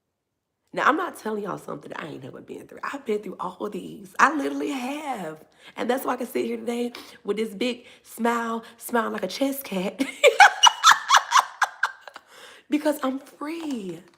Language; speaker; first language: English; native; English